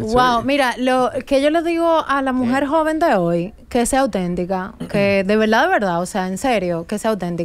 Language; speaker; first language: Spanish; native; Spanish